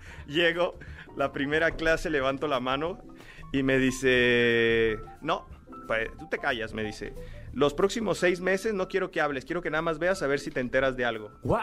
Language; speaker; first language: Spanish; native; Spanish